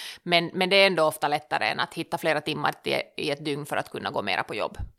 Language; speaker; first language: Swedish; native; Swedish